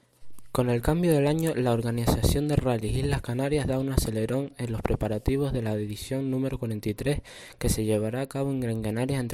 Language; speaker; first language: Spanish; native; Spanish